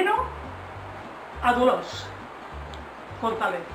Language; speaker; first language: Catalan; native; Catalan